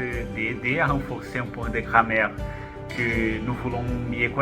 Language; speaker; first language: French; non-native, fluent; Portuguese